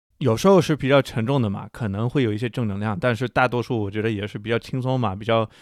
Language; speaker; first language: Chinese; non-native, fluent; English